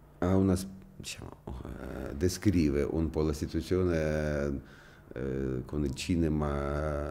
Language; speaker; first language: Italian; non-native, fluent; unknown